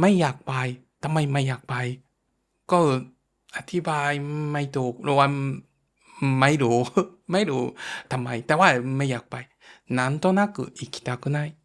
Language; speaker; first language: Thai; non-native, fluent; Japanese